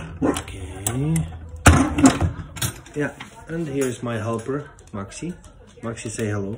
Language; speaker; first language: English; non-native, fluent; Czech